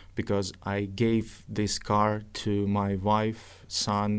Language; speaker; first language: English; non-native, fluent; Russian